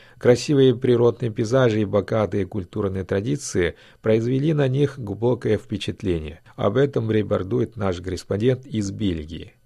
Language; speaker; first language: Russian; non-native, fluent; Chinese